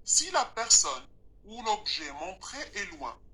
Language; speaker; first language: French; non-native, local second language; Arabic